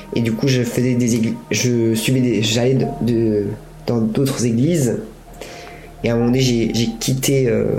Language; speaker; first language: French; native; French